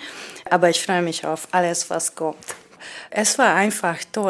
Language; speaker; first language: German; non-native, fluent; Hungarian